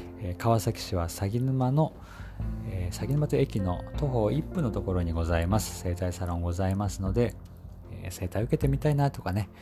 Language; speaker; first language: Japanese; native; Japanese